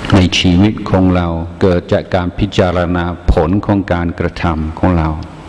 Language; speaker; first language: Thai; non-native, fluent; English